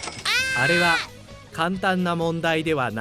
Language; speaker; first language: Japanese; non-native, learner; English